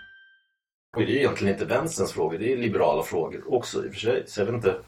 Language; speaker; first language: Swedish; native; Swedish